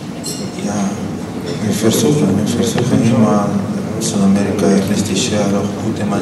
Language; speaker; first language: German; non-native, learner; Spanish